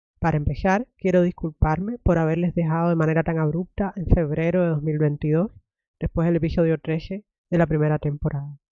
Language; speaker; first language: Spanish; native; Spanish